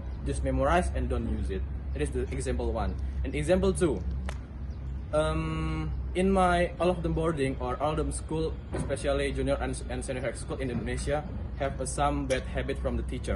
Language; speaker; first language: English; non-native, learner; Indonesian